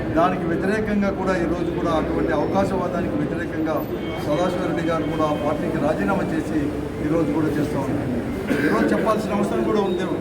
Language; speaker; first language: Telugu; native; Telugu